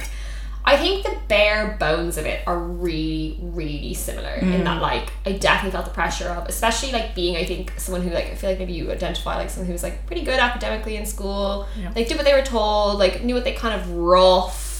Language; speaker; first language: English; native; English